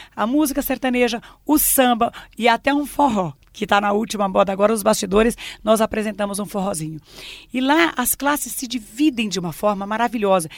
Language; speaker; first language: Portuguese; native; Portuguese